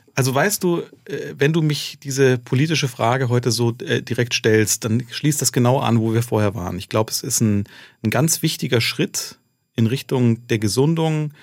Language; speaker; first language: German; native; German